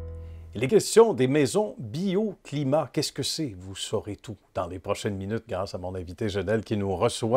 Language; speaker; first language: French; native; French